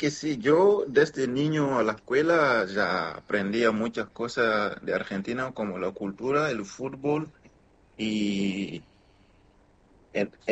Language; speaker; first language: Spanish; non-native, fluent; Mossi